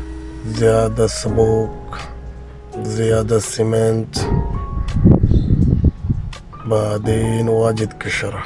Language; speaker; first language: Arabic; non-native, learner; Bangla